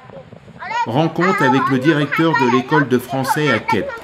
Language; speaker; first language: French; native; French